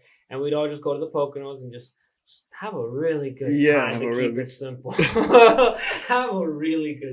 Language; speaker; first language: English; native; English